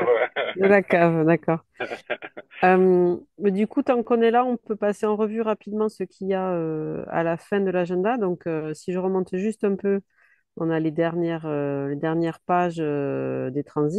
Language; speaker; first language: French; native; French